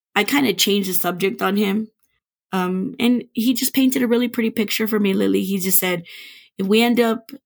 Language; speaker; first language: English; native; English